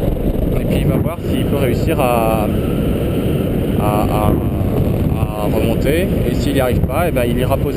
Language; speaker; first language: French; native; French